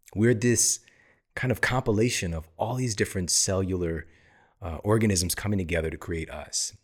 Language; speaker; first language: English; native; English